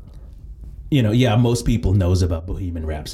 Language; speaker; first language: English; early bilingual, other home language; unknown